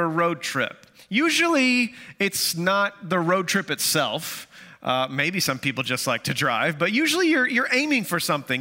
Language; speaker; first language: English; native; English